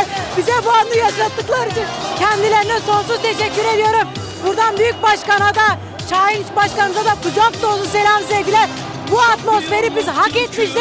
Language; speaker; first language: Turkish; early bilingual, heritage; Turkish